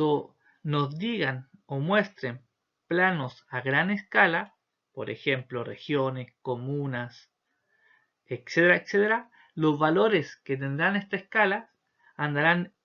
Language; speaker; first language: Spanish; native; Spanish